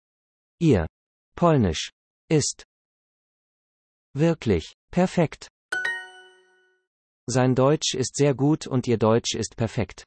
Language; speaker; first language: German; non-native, learner; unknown